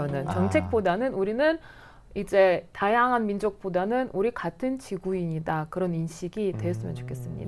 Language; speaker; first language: Korean; non-native, fluent; Russian